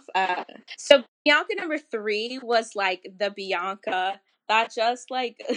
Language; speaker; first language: English; native; English